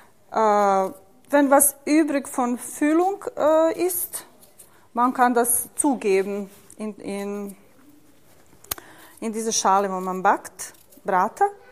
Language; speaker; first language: German; non-native, fluent; Serbian